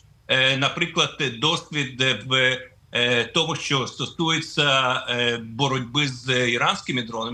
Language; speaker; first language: Ukrainian; non-native, fluent; Russian